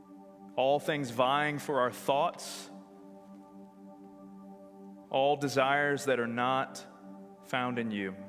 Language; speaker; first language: English; native; English